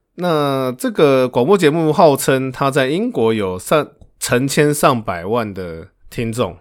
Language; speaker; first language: Chinese; native; Chinese